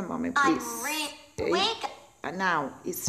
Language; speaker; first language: English; non-native, learner; Spanish